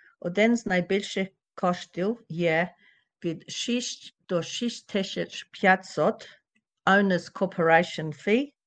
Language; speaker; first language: Ukrainian; early bilingual, heritage; Ukrainian